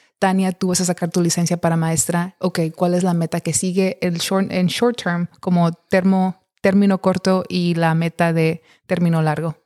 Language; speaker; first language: Spanish; early bilingual, heritage; Spanish